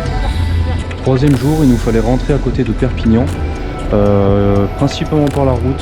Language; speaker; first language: French; native; French